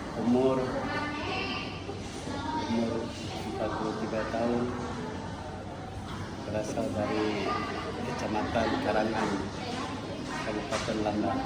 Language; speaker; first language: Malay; non-native, learner; Indonesian